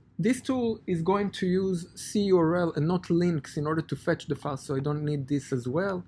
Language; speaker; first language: English; non-native, fluent; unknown